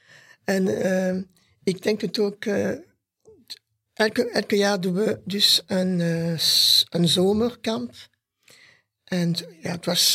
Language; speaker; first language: Dutch; non-native, local second language; French